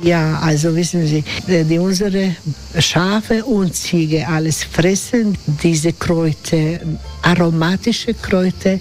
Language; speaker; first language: German; non-native, learner; Croatian